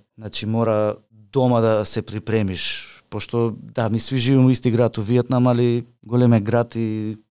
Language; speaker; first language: Macedonian; native; Macedonian